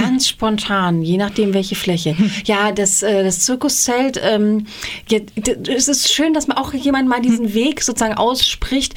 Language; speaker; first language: German; native; German